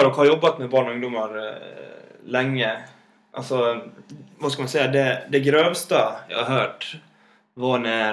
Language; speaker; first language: Swedish; native; Swedish